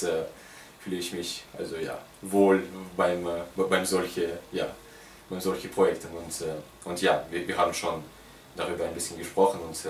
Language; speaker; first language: German; non-native, fluent; Russian